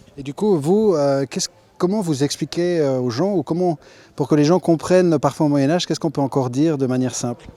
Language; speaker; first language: French; native; French